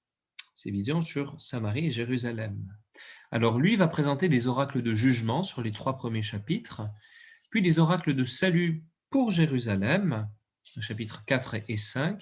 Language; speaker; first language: French; native; French